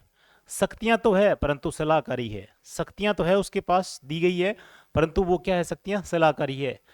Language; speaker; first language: Hindi; native; Hindi